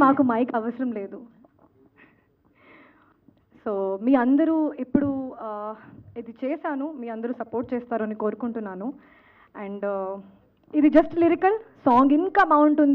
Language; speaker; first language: Telugu; non-native, fluent; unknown